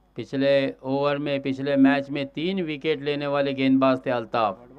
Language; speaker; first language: Hindi; non-native, local second language; Marathi